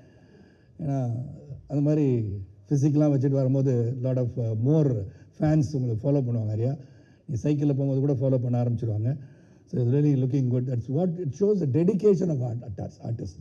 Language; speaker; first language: Tamil; native; Tamil